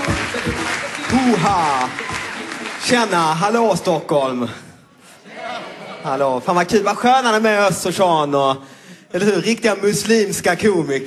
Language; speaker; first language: Swedish; native; Swedish